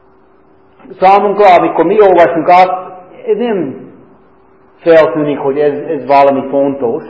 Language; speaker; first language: Hungarian; non-native, fluent; English